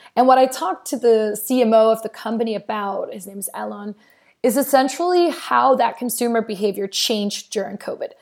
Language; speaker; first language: English; non-native, fluent; Danish